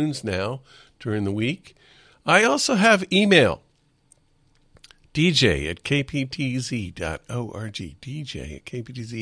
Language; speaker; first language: English; native; English